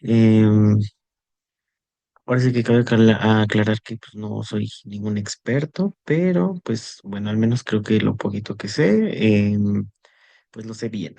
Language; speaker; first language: Spanish; native; Spanish